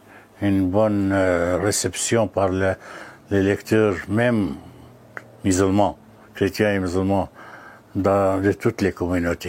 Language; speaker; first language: French; non-native, fluent; Arabic